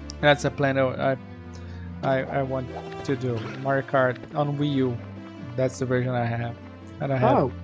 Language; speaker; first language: English; non-native, fluent; Portuguese